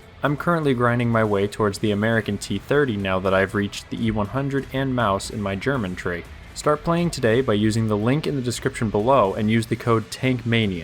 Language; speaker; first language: English; native; English